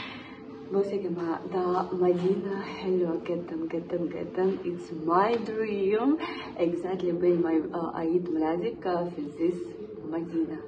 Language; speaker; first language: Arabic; non-native, learner; Russian